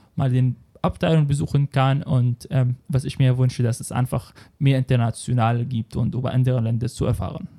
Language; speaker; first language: German; non-native, fluent; Arabic